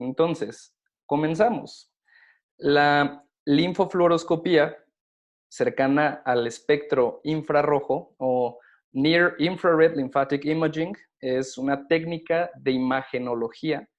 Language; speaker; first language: Spanish; native; Spanish